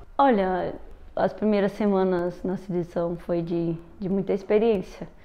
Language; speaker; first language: Portuguese; native; Portuguese